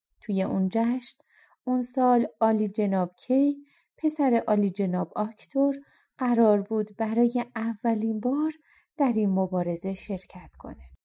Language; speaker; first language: Persian; native; Persian